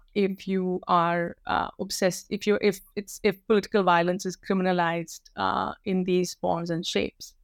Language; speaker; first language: English; non-native, local second language; Hindi